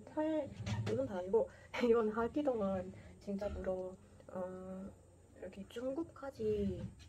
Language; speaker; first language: Korean; non-native, fluent; Portuguese